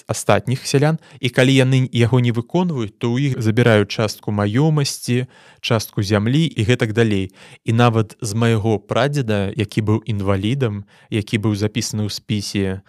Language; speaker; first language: Belarusian; non-native, local second language; Russian